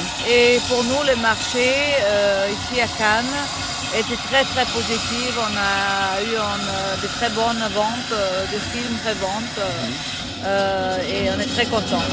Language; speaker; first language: French; non-native, fluent; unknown